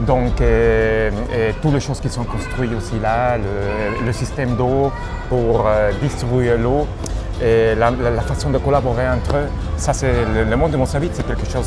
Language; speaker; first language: French; non-native, fluent; Spanish